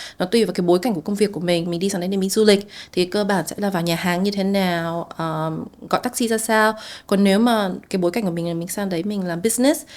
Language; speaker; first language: Vietnamese; native; Vietnamese